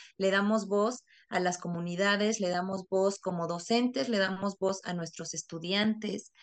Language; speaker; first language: Spanish; native; Spanish